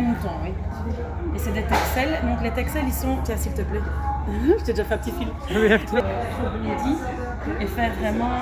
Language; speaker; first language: French; native; French